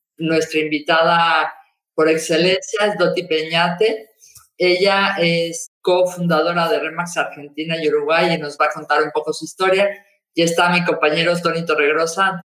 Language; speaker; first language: Spanish; native; Spanish